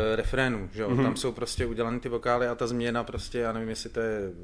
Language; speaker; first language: Czech; native; Czech